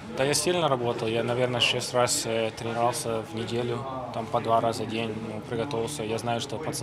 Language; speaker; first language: Russian; early bilingual, heritage; English